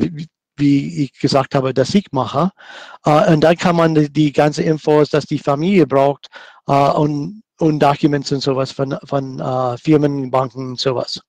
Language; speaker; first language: German; non-native, fluent; English